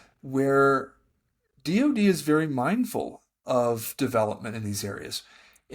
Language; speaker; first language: English; native; English